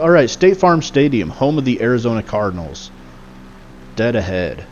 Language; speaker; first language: English; native; English